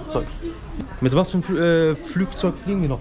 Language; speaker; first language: German; early bilingual, other home language; Turkish